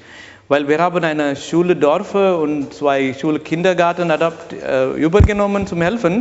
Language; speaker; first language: German; non-native, learner; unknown